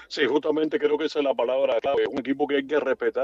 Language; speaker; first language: Spanish; native; Spanish